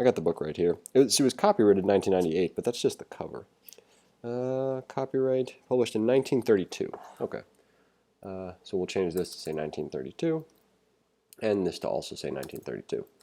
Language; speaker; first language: English; native; English